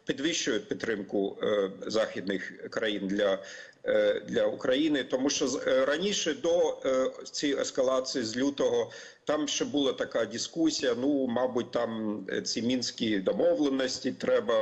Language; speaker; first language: Ukrainian; non-native, fluent; German